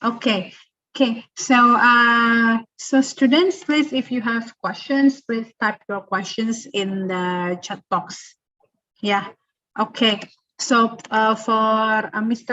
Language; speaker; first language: English; non-native, fluent; Indonesian